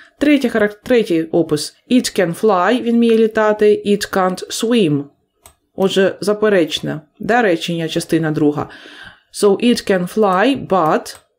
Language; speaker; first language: Ukrainian; native; Ukrainian